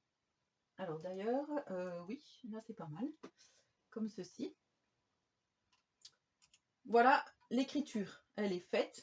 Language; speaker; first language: French; native; French